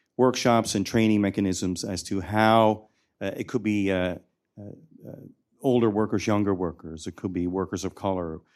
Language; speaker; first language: English; native; English